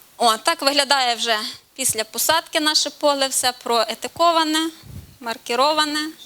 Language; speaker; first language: Ukrainian; native; Ukrainian